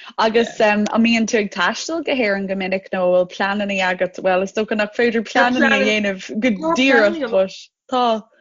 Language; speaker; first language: Irish; non-native, local second language; English